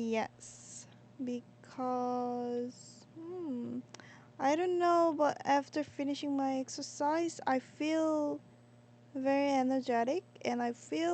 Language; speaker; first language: English; non-native, learner; Korean